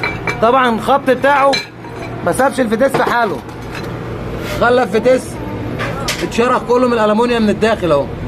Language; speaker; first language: Arabic; native; Arabic